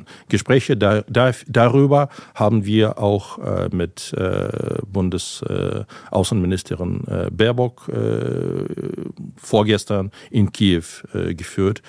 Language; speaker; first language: German; non-native, fluent; Ukrainian